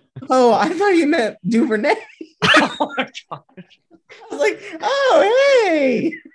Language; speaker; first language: English; early bilingual, other home language; Spanish